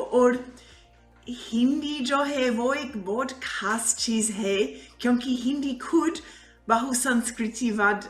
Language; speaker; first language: Hindi; non-native, fluent; English